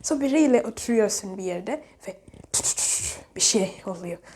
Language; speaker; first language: Turkish; non-native, fluent; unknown